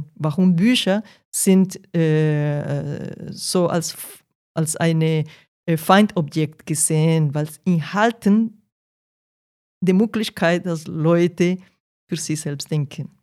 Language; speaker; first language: German; non-native, fluent; Portuguese